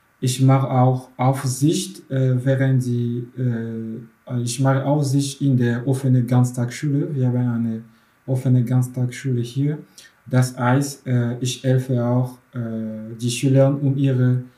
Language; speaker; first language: German; non-native, fluent; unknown